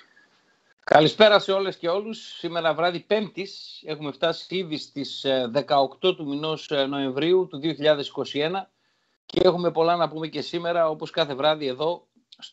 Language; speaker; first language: Greek; native; Greek